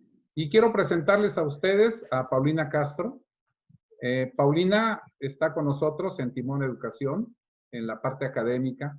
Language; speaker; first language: Spanish; native; Spanish